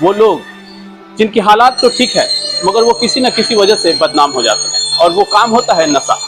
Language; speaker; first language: Hindi; native; Hindi